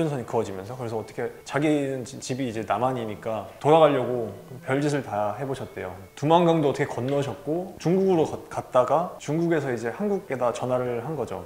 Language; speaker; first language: Korean; native; Korean